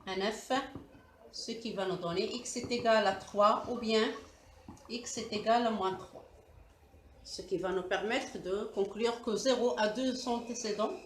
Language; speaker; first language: French; non-native, local second language; Arabic